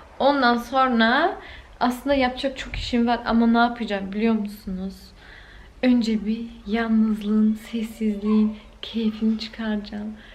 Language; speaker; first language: Turkish; early bilingual, heritage; Turkish